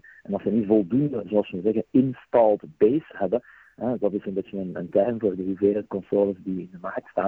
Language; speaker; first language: Dutch; native; Dutch